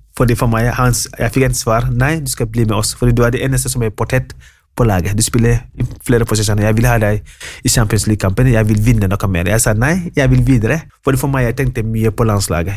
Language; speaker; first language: Norwegian; non-native, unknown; Wolof